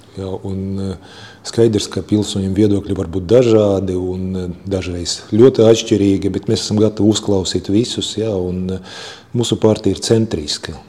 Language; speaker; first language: Latvian; non-native, local second language; Russian